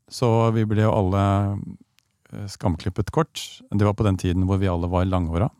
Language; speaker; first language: Norwegian; native; Norwegian